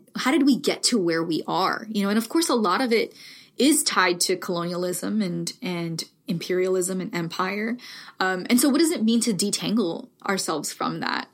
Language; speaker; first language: English; early bilingual, other home language; Spanish